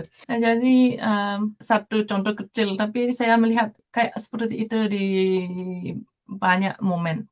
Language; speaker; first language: Indonesian; non-native, fluent; Japanese